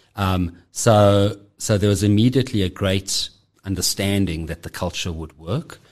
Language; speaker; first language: English; native; English